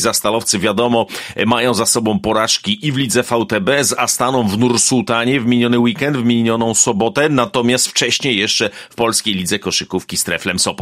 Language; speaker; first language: Polish; native; Polish